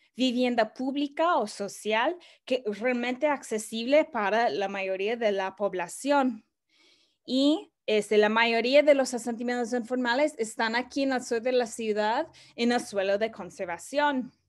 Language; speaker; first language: Spanish; non-native, fluent; English